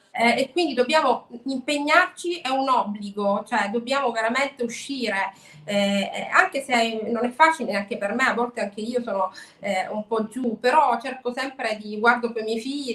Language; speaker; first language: Italian; native; Italian